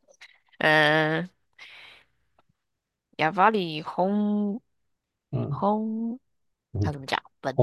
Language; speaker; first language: Japanese; non-native, learner; Chinese